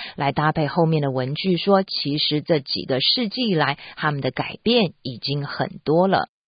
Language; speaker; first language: Chinese; native; Chinese